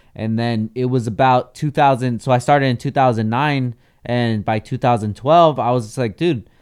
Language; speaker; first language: English; native; English